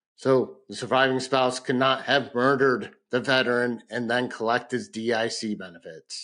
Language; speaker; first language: English; native; English